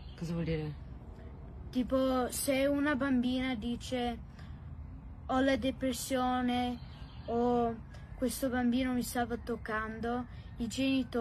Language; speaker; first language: Italian; early bilingual, heritage; Italian